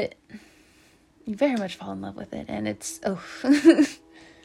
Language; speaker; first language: English; native; English